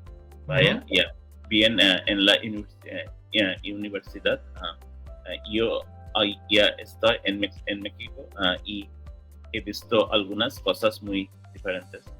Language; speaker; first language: Spanish; non-native, learner; English